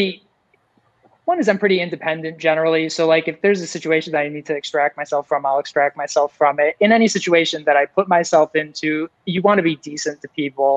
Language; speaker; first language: English; native; English